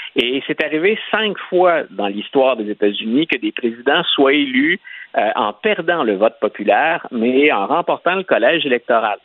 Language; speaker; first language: French; native; French